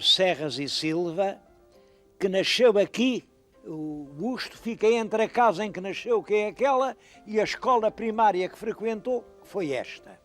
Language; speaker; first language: Portuguese; native; Portuguese